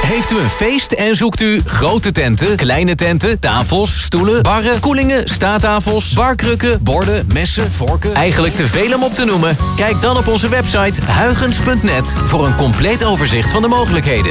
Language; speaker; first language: Dutch; native; Dutch